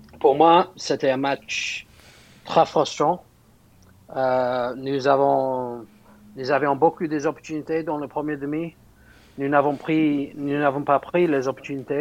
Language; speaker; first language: French; non-native, fluent; English